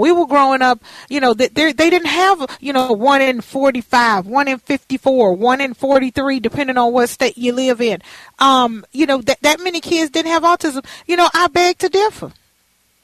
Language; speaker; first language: English; native; English